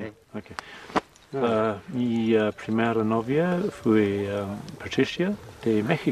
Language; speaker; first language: Spanish; non-native, learner; English